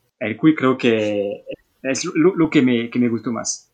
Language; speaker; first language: Spanish; non-native, learner; French